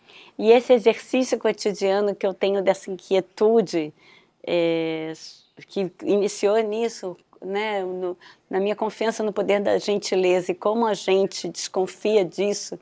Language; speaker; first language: Portuguese; native; Portuguese